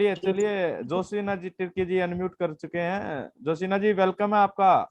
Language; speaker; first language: Hindi; native; Hindi